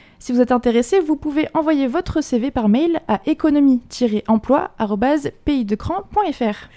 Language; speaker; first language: French; native; French